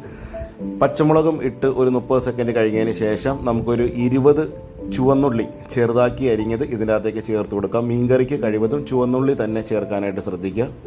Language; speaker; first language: Malayalam; native; Malayalam